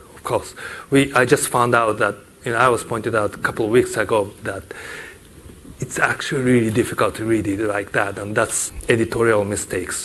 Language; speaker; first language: English; non-native, fluent; Japanese